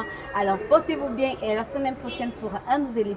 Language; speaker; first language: French; native; French